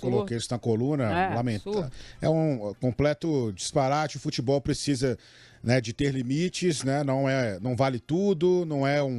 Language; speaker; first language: Portuguese; native; Portuguese